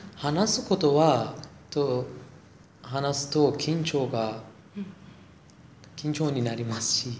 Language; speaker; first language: Japanese; non-native, learner; Persian